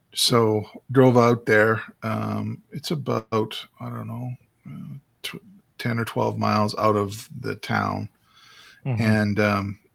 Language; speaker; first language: English; native; English